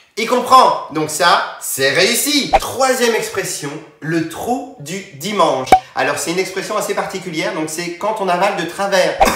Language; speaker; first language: French; native; French